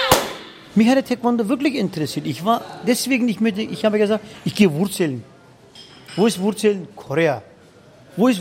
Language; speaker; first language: German; non-native, fluent; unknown